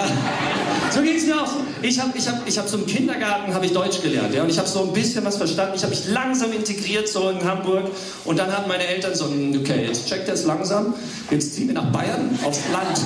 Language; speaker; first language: German; early bilingual, other home language; English